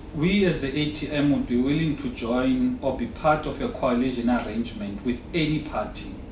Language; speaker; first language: English; non-native, local second language; Xhosa